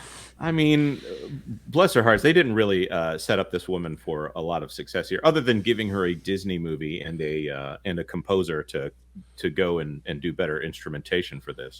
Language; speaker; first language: English; native; English